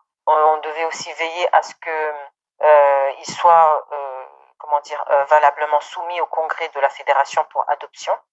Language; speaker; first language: French; non-native, local second language; Comorian